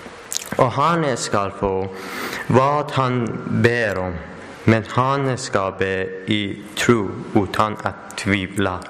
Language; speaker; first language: Swedish; non-native, learner; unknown